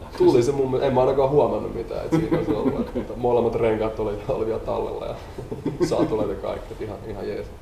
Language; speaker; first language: Finnish; native; Finnish